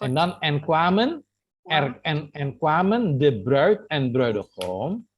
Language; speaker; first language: Dutch; non-native, fluent; Indonesian